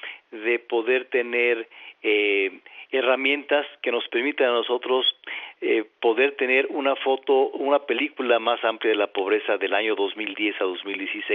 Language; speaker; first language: Spanish; native; Spanish